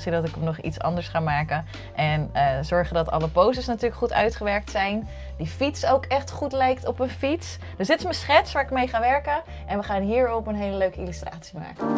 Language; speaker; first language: Dutch; native; Dutch